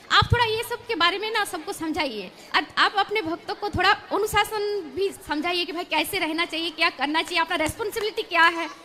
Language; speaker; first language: Hindi; non-native, local second language; Bangla